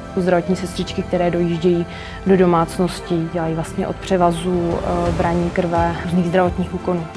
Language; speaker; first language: Czech; native; Czech